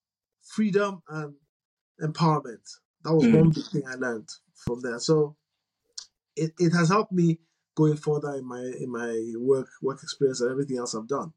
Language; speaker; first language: English; non-native, local second language; Igbo